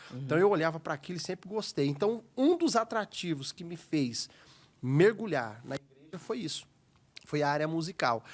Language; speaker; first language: Portuguese; native; Portuguese